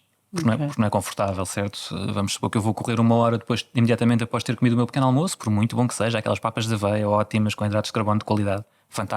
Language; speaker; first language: Portuguese; native; Portuguese